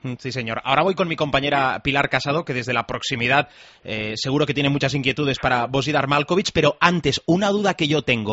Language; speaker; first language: Spanish; native; Spanish